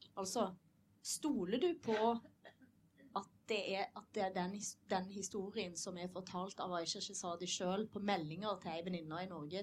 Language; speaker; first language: Norwegian; native; Norwegian